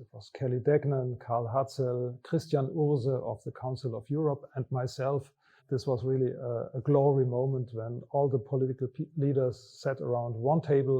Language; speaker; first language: English; non-native, fluent; German